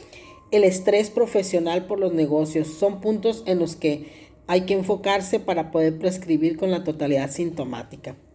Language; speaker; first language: Spanish; native; Spanish